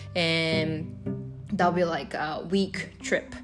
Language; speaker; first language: English; non-native, fluent; Japanese